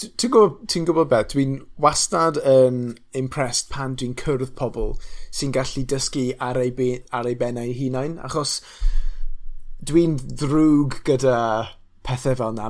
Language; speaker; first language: Welsh; non-native, local second language; English